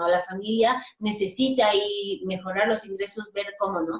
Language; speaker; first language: Spanish; native; Spanish